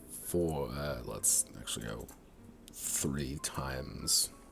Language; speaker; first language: English; native; English